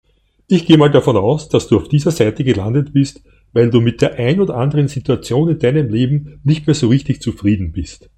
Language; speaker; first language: German; native; German